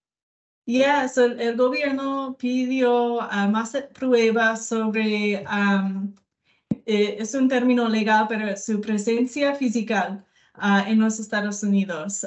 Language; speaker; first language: Spanish; non-native, learner; English